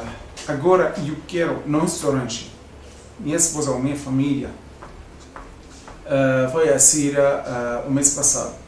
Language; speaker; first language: Portuguese; non-native, learner; Arabic